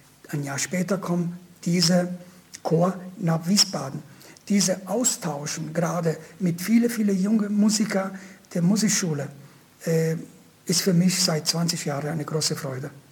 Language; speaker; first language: German; non-native, fluent; Italian